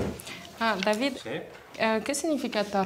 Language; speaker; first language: Spanish; non-native, learner; French